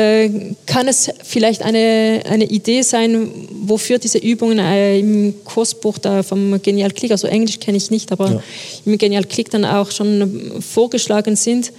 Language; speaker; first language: German; non-native, local second language; French